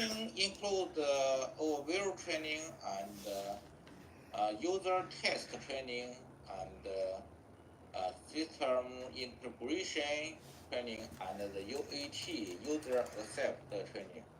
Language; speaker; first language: English; non-native, learner; Chinese